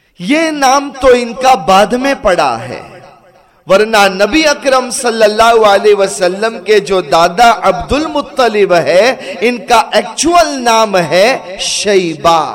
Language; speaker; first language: Urdu; early bilingual, heritage; Urdu